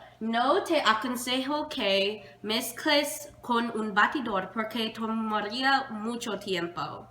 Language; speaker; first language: Spanish; non-native, learner; English